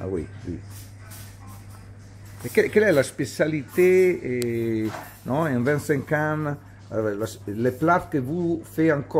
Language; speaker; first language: French; non-native, learner; Italian